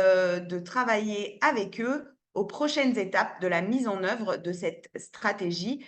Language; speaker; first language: French; native; French